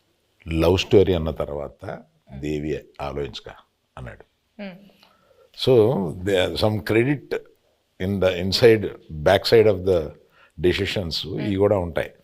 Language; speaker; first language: Telugu; native; Telugu